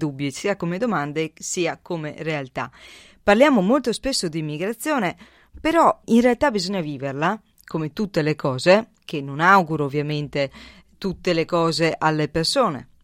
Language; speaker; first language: Italian; native; Italian